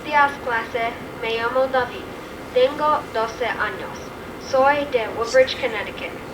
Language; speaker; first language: Spanish; non-native, learner; English